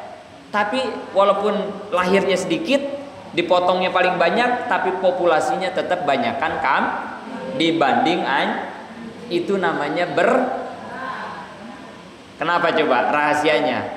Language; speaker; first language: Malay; non-native, local second language; Sundanese